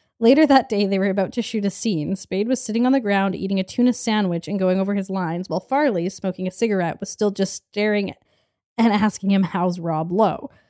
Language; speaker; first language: English; native; English